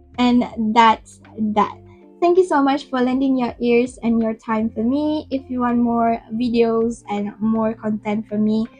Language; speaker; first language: English; non-native, local second language; Malay